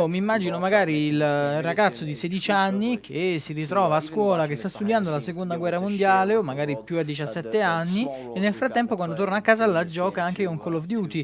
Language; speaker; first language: Italian; native; Italian